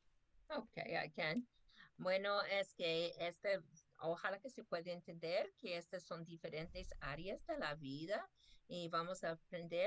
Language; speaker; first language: Spanish; non-native, fluent; English